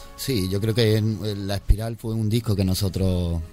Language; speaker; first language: Spanish; native; Spanish